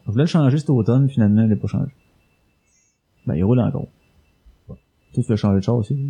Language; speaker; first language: French; native; French